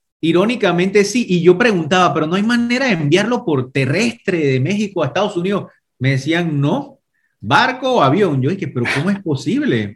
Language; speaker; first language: Spanish; native; Spanish